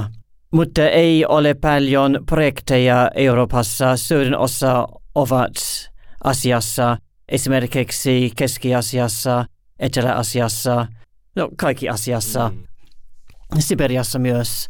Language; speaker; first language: Finnish; non-native, learner; English